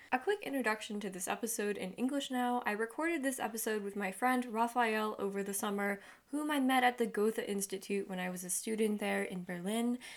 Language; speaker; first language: English; native; English